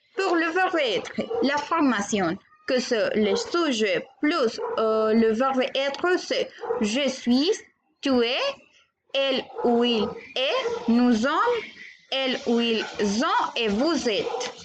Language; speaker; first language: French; non-native, learner; Spanish